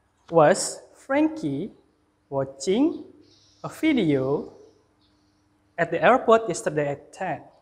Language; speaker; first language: English; non-native, fluent; Indonesian